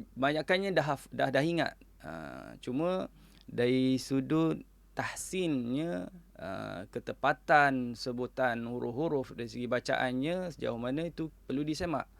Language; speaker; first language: Malay; native; Malay